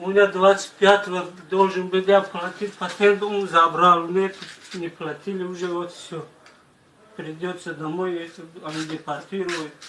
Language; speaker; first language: Russian; non-native, learner; Tajik